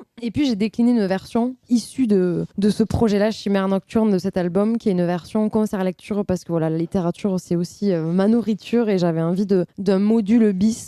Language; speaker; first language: French; native; French